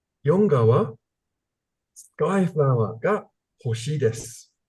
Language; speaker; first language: Japanese; non-native, learner; English